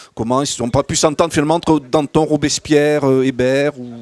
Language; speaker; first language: French; native; French